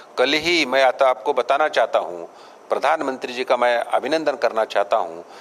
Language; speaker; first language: Hindi; non-native, local second language; Marathi